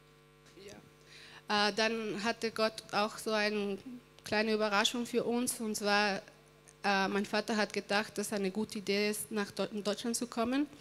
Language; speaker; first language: German; non-native, fluent; Spanish